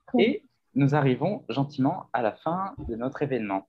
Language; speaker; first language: French; native; French